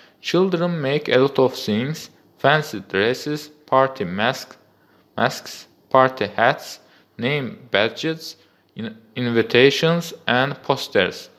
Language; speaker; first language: English; non-native, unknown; Azerbaijani